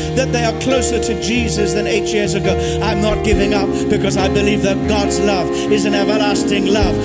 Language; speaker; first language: English; native; English